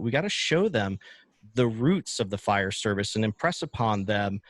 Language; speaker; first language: English; native; English